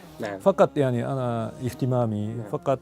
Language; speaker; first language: Arabic; non-native, fluent; Japanese